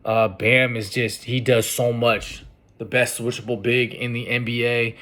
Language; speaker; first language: English; native; English